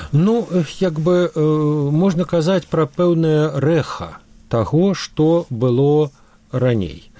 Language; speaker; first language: Belarusian; non-native, local second language; Russian